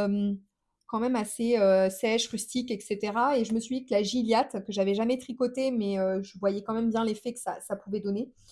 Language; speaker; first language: French; native; French